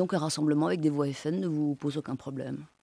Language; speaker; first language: French; native; French